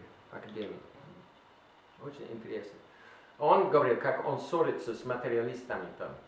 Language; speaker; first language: Russian; non-native, learner; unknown